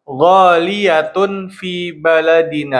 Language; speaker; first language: Arabic; non-native, learner; Indonesian